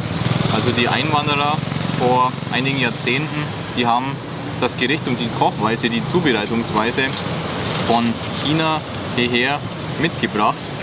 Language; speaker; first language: German; native; German